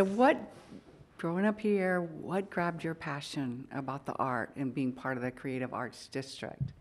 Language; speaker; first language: English; native; English